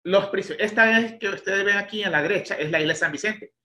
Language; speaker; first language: Spanish; native; Spanish